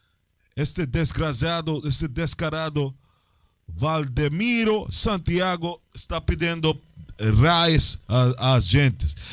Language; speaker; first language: Portuguese; non-native, learner; Spanish